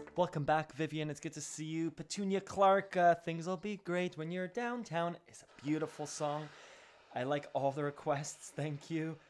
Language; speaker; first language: English; native; English